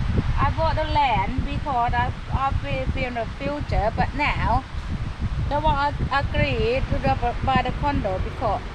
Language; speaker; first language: English; non-native, learner; Thai